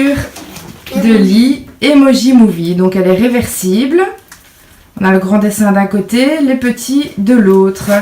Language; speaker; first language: French; native; French